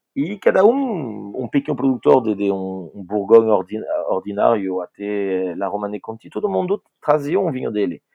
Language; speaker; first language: Portuguese; non-native, fluent; French